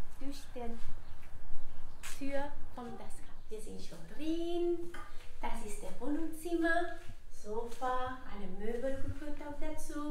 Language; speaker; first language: German; non-native, learner; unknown